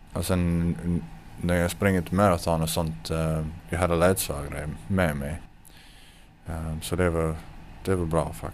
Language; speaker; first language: Swedish; non-native, fluent; English